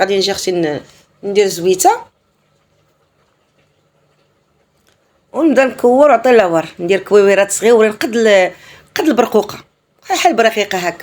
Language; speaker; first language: Arabic; native; Arabic